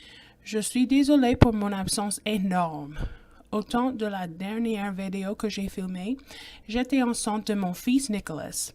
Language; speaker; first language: French; non-native, fluent; English